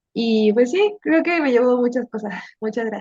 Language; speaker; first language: Spanish; native; Spanish